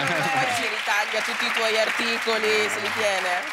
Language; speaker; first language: Italian; native; Italian